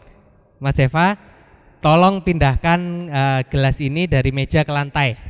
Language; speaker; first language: Indonesian; native; Indonesian